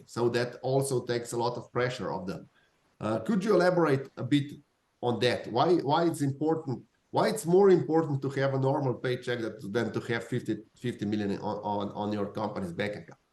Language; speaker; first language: English; non-native, fluent; Slovenian